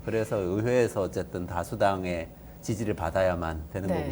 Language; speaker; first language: Korean; native; Korean